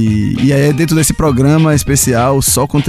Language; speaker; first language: Portuguese; native; Portuguese